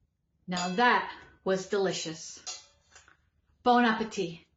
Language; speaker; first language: English; native; English